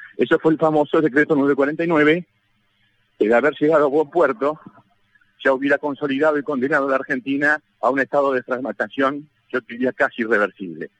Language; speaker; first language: Spanish; native; Spanish